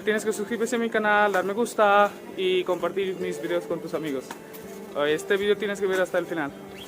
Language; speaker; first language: Spanish; non-native, learner; Hindi